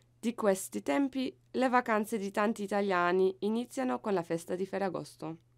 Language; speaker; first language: Italian; non-native, learner; German